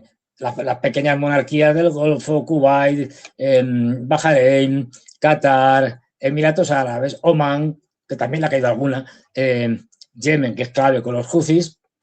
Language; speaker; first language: Spanish; native; Spanish